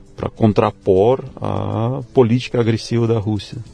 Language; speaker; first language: Portuguese; non-native, fluent; Russian